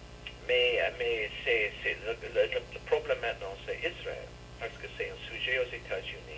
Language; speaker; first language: French; non-native, fluent; English